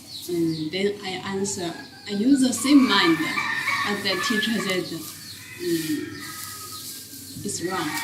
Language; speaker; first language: English; non-native, learner; Chinese